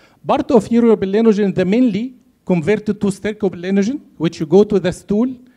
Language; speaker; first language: English; non-native, fluent; Arabic